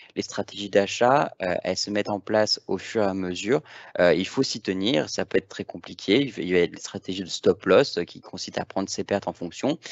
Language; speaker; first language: French; native; French